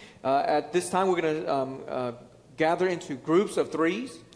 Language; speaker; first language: English; early bilingual, other home language; Vietnamese